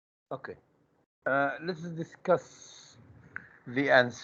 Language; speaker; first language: English; non-native, fluent; Arabic